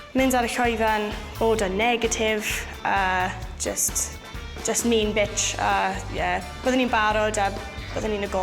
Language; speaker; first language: Welsh; non-native, local second language; English